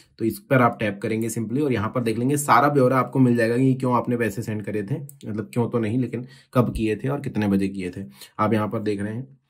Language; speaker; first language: Hindi; native; Hindi